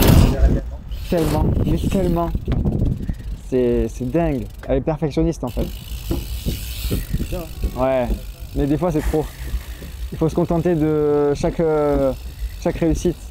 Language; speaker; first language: French; native; French